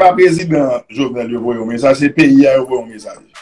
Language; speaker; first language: French; non-native, local second language; Haitian Creole